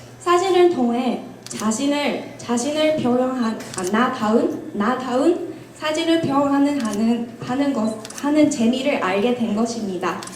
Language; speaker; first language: Korean; non-native, fluent; Japanese